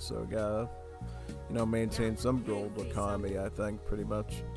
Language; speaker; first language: English; native; English